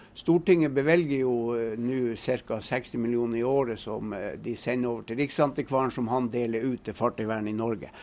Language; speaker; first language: Norwegian; native; Norwegian